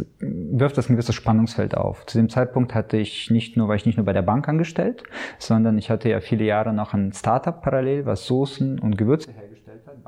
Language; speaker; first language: German; early bilingual, other home language; Russian